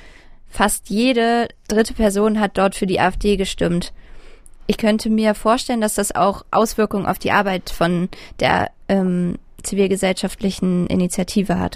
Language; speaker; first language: German; native; German